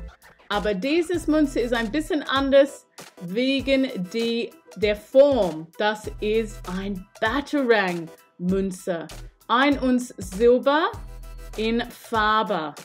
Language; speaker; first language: German; non-native, fluent; English